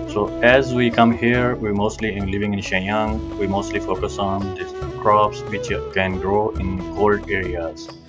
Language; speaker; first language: English; non-native, local second language; Punjabi